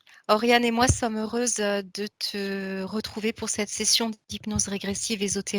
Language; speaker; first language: French; native; French